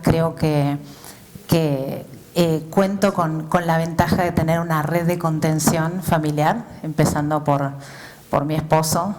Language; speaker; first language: Spanish; native; Spanish